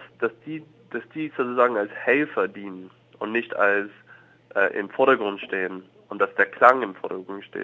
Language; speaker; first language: German; non-native, fluent; English